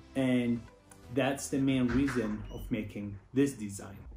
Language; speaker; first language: English; non-native, learner; Arabic